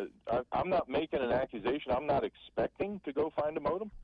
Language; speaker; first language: English; native; English